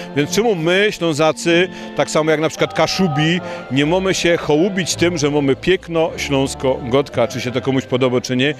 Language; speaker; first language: Polish; native; Polish